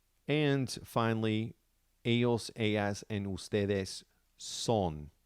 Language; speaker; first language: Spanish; non-native, fluent; English